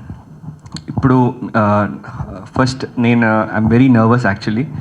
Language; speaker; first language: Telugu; early bilingual, heritage; Telugu